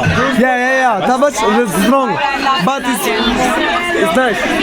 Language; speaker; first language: English; non-native, learner; Italian